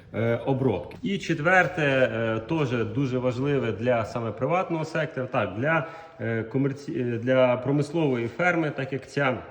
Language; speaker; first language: Ukrainian; non-native, local second language; Russian